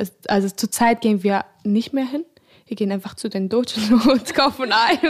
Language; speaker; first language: German; non-native, fluent; Arabic